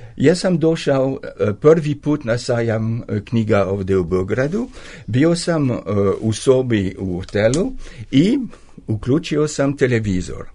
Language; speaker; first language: Serbian; non-native, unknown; French